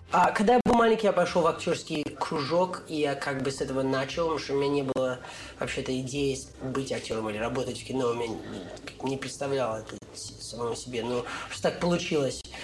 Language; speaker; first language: Russian; early bilingual, heritage; Russian